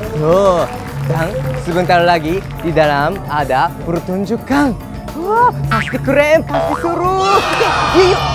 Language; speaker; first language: Indonesian; non-native, fluent; Japanese